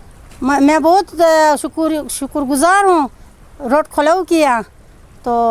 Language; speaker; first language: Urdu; non-native, local second language; Khowar